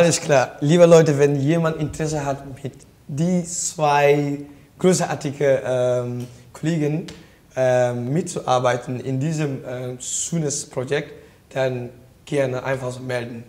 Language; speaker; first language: German; non-native, learner; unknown